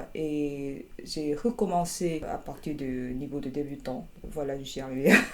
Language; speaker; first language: French; non-native, fluent; Korean